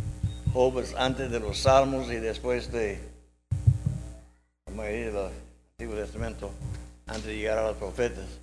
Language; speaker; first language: Spanish; non-native, learner; English